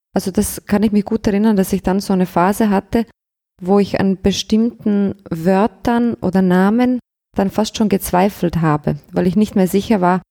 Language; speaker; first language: German; early bilingual, other home language; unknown